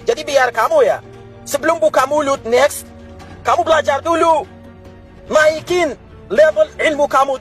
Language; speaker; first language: Indonesian; non-native, fluent; Arabic